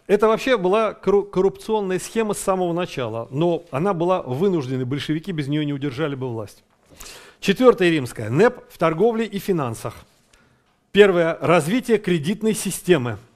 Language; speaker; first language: Russian; native; Russian